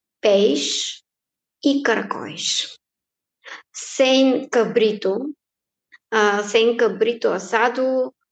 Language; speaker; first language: Portuguese; non-native, fluent; Bulgarian